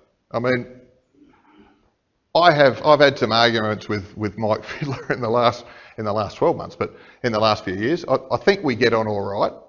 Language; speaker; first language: English; native; English